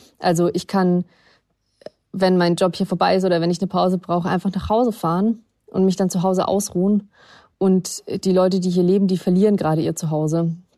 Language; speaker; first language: German; early bilingual, other home language; Russian